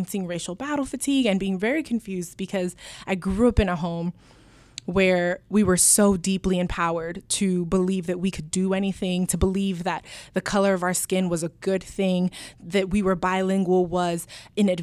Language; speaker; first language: English; early bilingual, other home language; Spanish